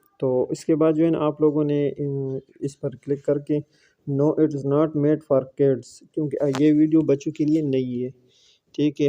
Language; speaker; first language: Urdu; non-native, local second language; Pashto